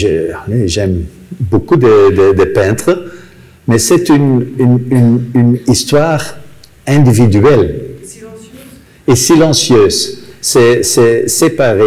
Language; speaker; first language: French; non-native, local second language; Dutch